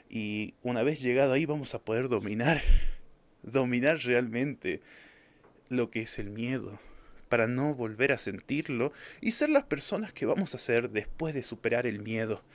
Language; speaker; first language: Spanish; native; Spanish